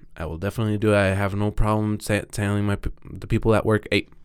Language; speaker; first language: English; non-native, fluent; Spanish